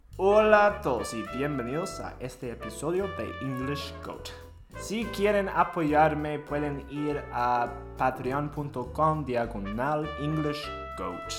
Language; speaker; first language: Spanish; non-native, fluent; English